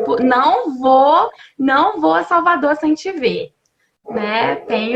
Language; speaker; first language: Portuguese; native; Portuguese